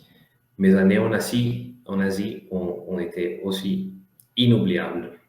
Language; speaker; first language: French; non-native, fluent; Spanish